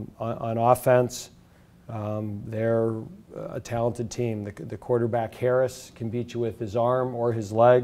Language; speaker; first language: English; native; English